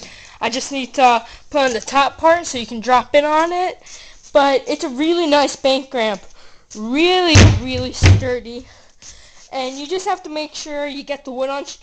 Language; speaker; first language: English; native; English